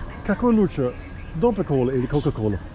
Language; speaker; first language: Russian; non-native, learner; English